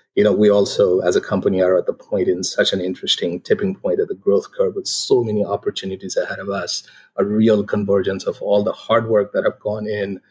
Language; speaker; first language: English; non-native, local second language; Nepali